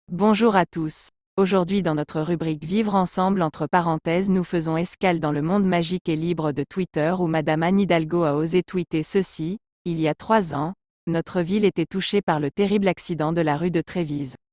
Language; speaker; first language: French; native; French